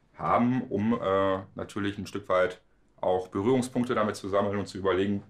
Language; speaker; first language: German; native; German